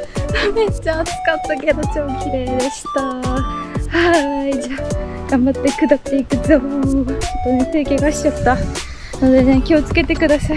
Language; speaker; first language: Japanese; native; Japanese